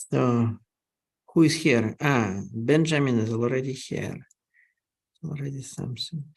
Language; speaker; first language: English; non-native, fluent; Russian